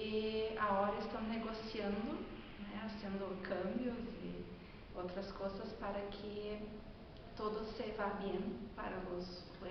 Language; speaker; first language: Spanish; non-native, learner; Portuguese